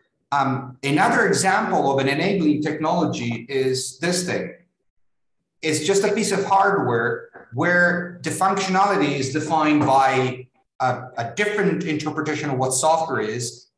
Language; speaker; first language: English; non-native, fluent; Italian